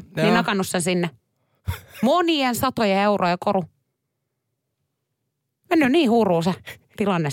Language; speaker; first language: Finnish; native; Finnish